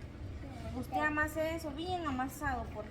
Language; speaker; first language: Spanish; native; Spanish